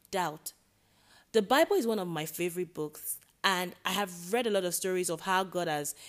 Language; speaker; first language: English; non-native, local second language; Yoruba